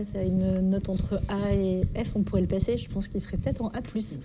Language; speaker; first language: French; native; French